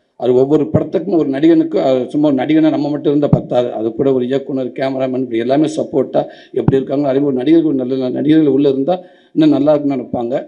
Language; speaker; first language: Tamil; native; Tamil